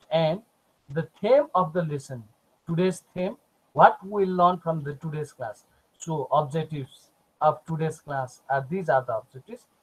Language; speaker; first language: English; non-native, local second language; Nepali